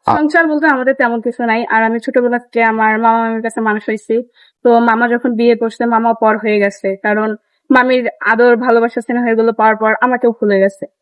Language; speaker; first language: Bangla; native; Bangla